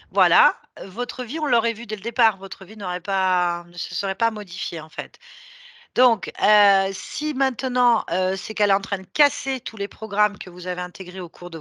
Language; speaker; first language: French; native; French